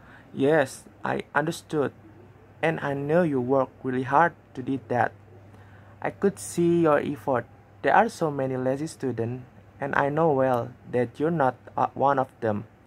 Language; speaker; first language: English; non-native, learner; Indonesian